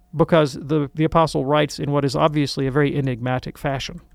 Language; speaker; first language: English; native; English